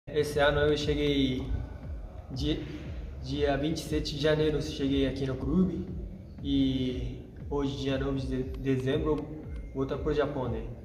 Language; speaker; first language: Portuguese; non-native, learner; Japanese